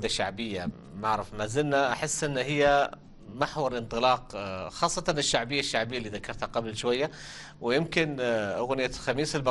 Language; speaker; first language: Arabic; non-native, local second language; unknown